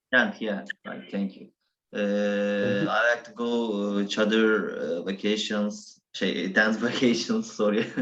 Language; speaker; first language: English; non-native, learner; Turkish